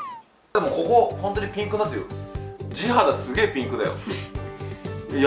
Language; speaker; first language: Japanese; native; Japanese